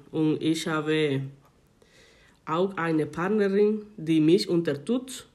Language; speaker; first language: German; non-native, learner; Spanish